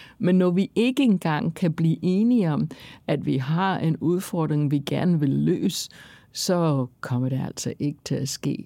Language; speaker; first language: Danish; non-native, fluent; English